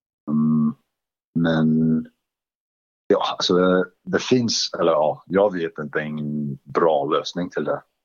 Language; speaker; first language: Swedish; non-native, fluent; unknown